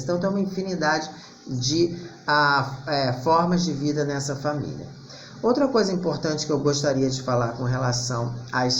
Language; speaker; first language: Portuguese; native; Portuguese